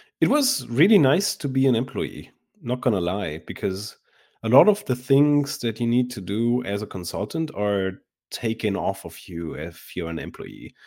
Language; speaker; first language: English; non-native, fluent; German